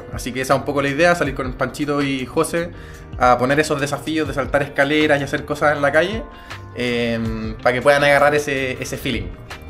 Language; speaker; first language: Spanish; native; Spanish